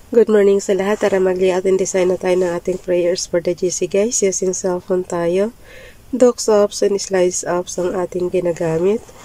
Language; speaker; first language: Filipino; non-native, local second language; Masbatenyo